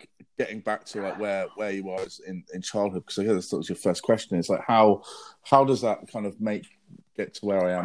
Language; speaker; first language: English; native; English